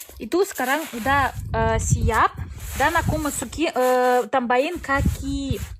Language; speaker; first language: Indonesian; non-native, learner; Russian